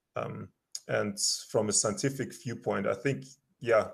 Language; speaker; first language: English; non-native, fluent; German